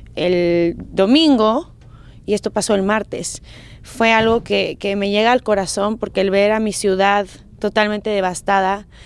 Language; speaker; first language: Spanish; native; Spanish